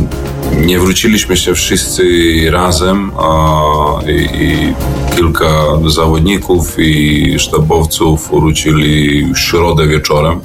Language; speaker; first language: Polish; non-native, learner; Serbian